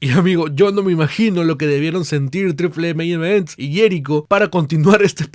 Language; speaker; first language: Spanish; native; Spanish